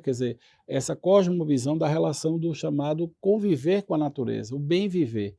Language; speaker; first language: Portuguese; native; Portuguese